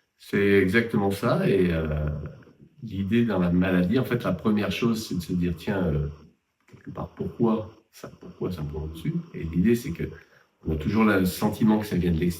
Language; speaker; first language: French; native; French